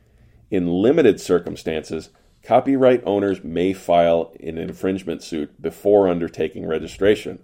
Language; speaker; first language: English; native; English